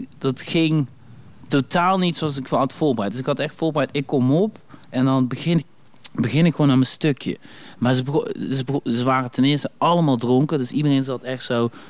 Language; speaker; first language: Dutch; early bilingual, other home language; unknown